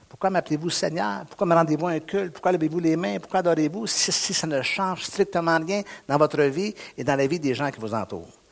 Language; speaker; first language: French; native; French